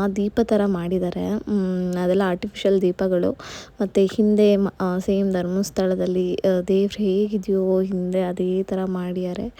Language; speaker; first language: Kannada; non-native, local second language; Marathi